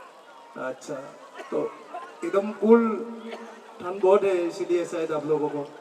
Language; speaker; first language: Hindi; non-native, local second language; Assamese